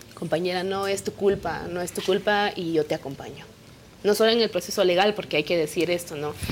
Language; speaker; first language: Spanish; non-native, local second language; Kaqchikel